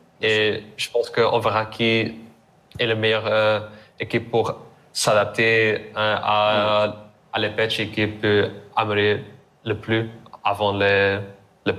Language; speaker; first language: French; non-native, learner; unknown